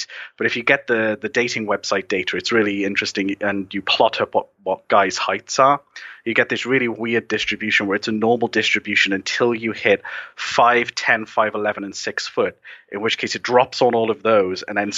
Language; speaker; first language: English; native; English